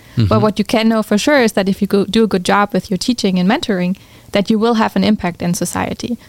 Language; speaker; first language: English; non-native, fluent; German